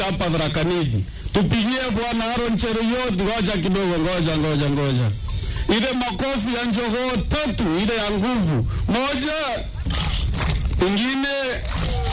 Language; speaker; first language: Swahili; non-native, local second language; Meru